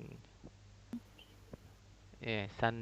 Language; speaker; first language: English; non-native, learner; Indonesian